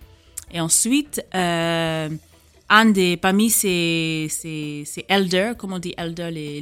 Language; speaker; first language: French; non-native, fluent; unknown